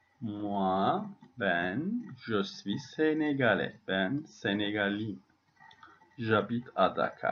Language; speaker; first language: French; non-native, learner; Turkish